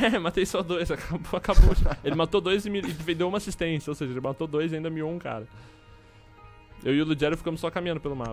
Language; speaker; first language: Portuguese; native; Portuguese